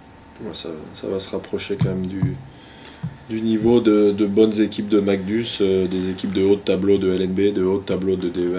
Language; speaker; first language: French; native; French